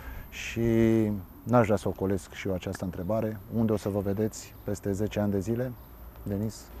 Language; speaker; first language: Romanian; native; Romanian